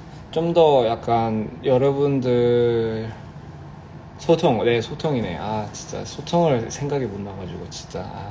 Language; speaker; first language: Korean; early bilingual, heritage; Korean